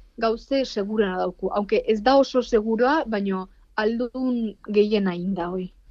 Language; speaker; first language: Basque; non-native, fluent; Ukrainian